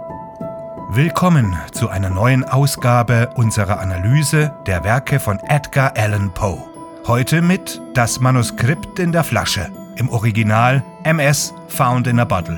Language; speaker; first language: German; native; German